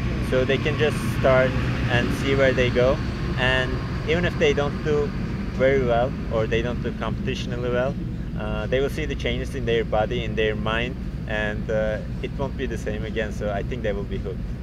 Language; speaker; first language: English; non-native, fluent; Turkish